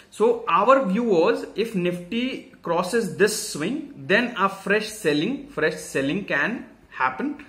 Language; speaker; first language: Hindi; native; Hindi